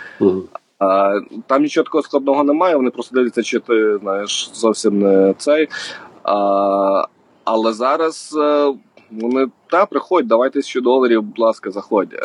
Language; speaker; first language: Ukrainian; native; Ukrainian